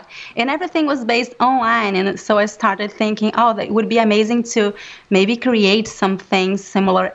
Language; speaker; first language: English; non-native, fluent; Portuguese